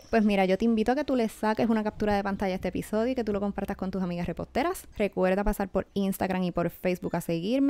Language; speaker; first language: Spanish; native; Spanish